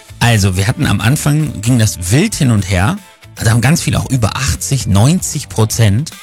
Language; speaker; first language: German; native; German